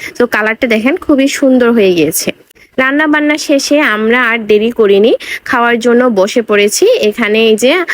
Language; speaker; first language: Bangla; non-native, local second language; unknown